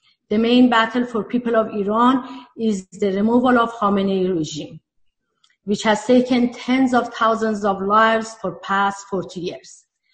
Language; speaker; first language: English; non-native, fluent; Persian